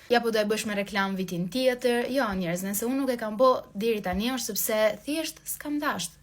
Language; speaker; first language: Albanian; early bilingual, heritage; Albanian